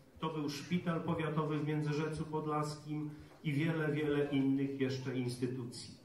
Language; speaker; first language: Polish; native; Polish